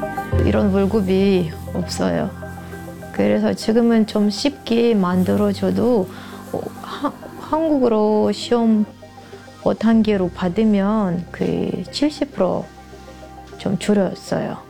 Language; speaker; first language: Korean; non-native, learner; Russian